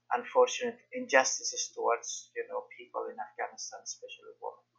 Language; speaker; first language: English; non-native, fluent; Persian